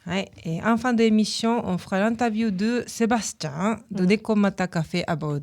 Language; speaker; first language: French; non-native, learner; Japanese